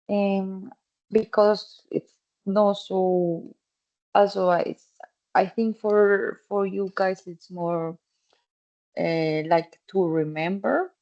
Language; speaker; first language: English; non-native, fluent; Spanish